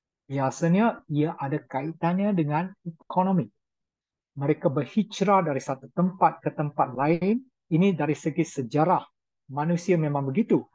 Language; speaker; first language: Malay; non-native, local second language; Chinese